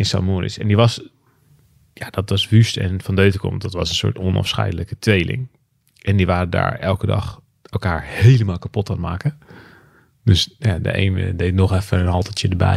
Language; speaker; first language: Dutch; native; Dutch